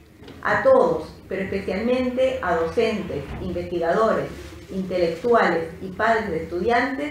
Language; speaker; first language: Spanish; native; Spanish